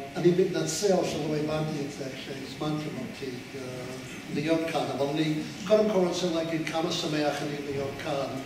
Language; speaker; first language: Hebrew; non-native, fluent; English